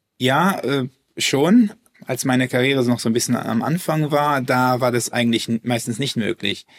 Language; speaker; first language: German; early bilingual, heritage; German